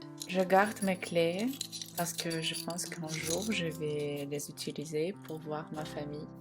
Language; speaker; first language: French; non-native, fluent; Ukrainian